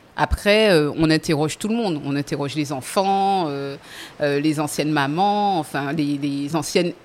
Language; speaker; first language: French; native; French